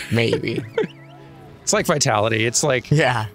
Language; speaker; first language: English; native; English